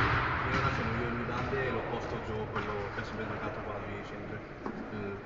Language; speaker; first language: Italian; native; Italian